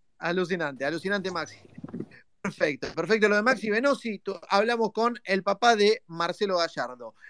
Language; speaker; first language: Spanish; native; Spanish